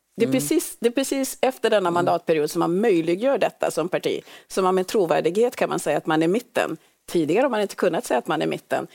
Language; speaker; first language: Swedish; early bilingual, other home language; Swahili